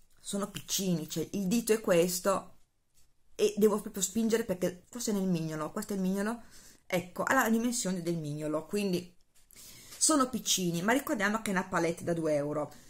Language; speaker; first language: Italian; native; Italian